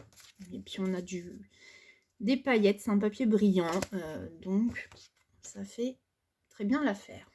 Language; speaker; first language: French; native; French